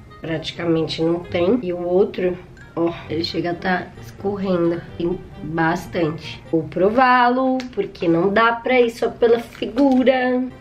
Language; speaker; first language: Portuguese; native; Portuguese